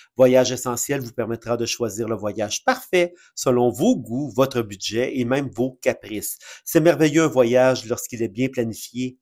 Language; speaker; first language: French; native; French